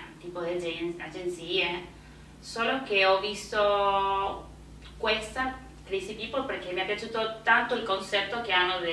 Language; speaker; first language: Italian; non-native, fluent; Spanish